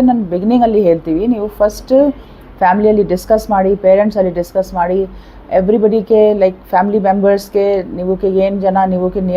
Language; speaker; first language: Kannada; non-native, learner; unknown